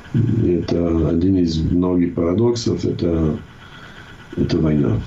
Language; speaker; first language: Russian; non-native, fluent; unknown